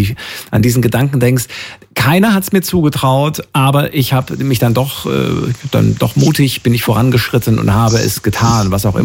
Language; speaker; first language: German; native; German